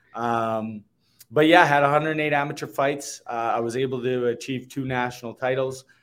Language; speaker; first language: English; native; English